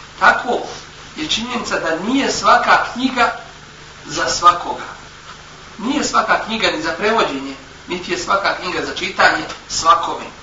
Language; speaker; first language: Bosnian; native; Bosnian